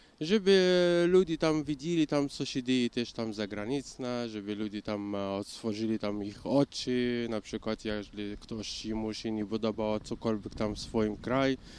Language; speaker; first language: Polish; non-native, learner; Arabic